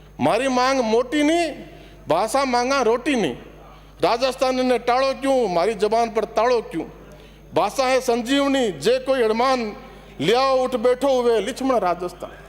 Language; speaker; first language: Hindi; non-native, local second language; Marwari